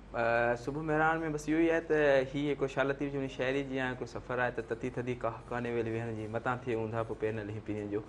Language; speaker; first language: Sindhi; native; Sindhi